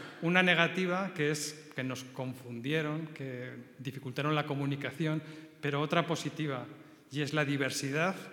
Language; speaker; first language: Spanish; native; Spanish